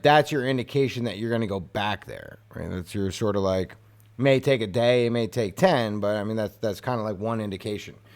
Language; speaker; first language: English; native; English